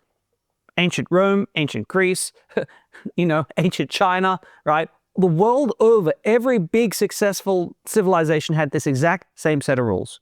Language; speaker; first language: English; native; English